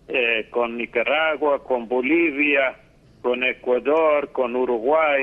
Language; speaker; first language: Spanish; non-native, fluent; English